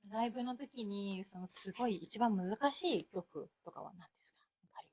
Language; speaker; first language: Japanese; non-native, fluent; Indonesian